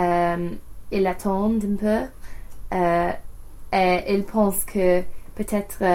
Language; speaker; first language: French; non-native, learner; English